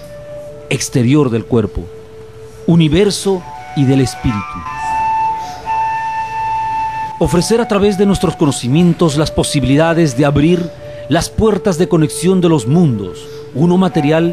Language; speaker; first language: Spanish; native; Spanish